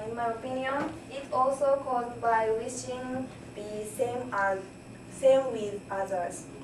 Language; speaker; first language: English; non-native, learner; Japanese